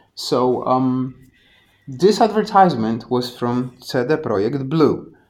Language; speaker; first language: English; non-native, fluent; Polish